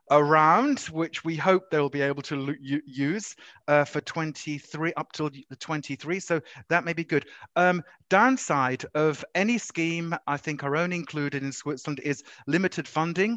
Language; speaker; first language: English; native; English